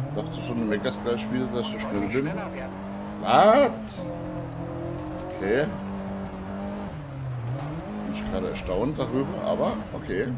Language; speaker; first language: German; native; German